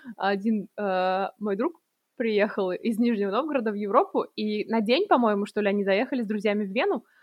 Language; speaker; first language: Russian; native; Russian